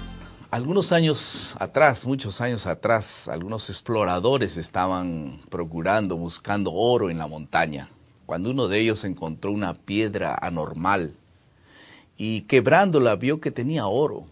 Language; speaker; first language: Spanish; non-native, fluent; Portuguese